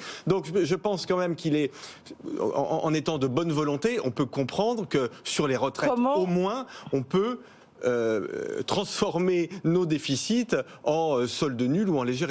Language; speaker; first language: French; native; French